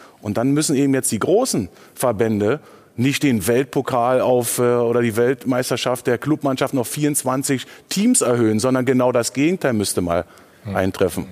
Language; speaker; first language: German; native; German